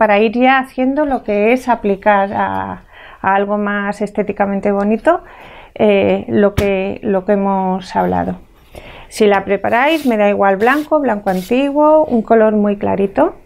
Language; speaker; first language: Spanish; native; Spanish